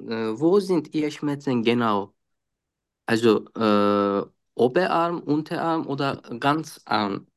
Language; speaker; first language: German; non-native, learner; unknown